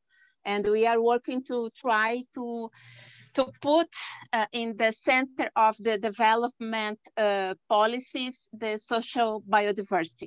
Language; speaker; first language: English; non-native, learner; Portuguese